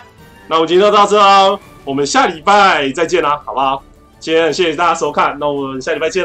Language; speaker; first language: Chinese; native; Chinese